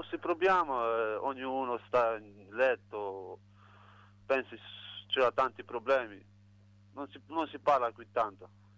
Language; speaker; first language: Italian; non-native, learner; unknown